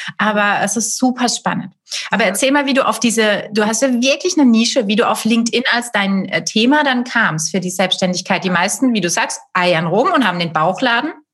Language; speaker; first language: German; native; German